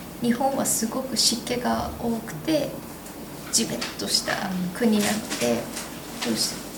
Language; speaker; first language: Japanese; native; Japanese